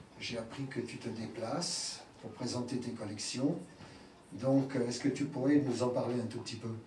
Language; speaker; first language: French; native; French